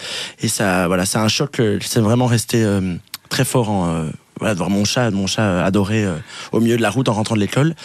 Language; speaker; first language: French; native; French